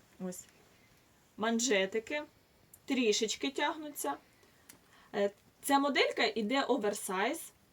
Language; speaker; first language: Ukrainian; native; Ukrainian